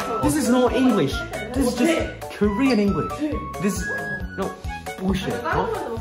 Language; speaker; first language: English; non-native, learner; Korean